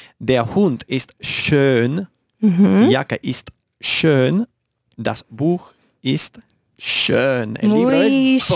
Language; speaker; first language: German; non-native, learner; Spanish